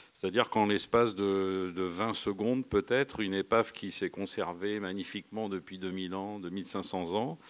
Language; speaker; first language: French; native; French